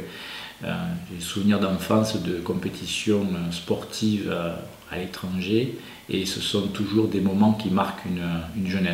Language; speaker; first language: French; native; French